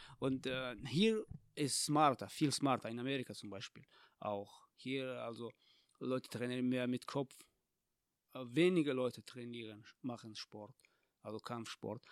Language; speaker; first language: German; non-native, fluent; Tajik